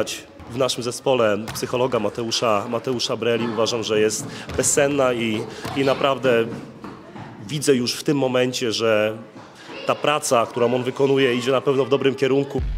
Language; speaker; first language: Polish; native; Polish